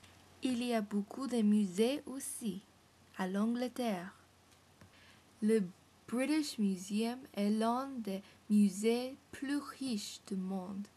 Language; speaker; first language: French; non-native, learner; English